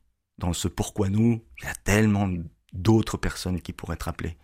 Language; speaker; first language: French; native; French